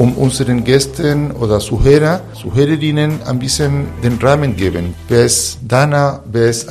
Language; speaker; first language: German; non-native, fluent; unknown